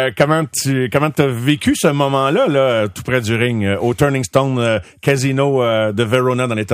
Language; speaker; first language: French; native; French